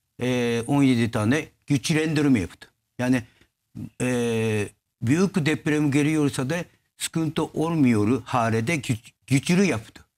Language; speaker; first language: Turkish; non-native, learner; Japanese